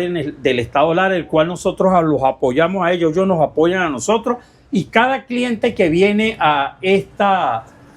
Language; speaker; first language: Spanish; native; Spanish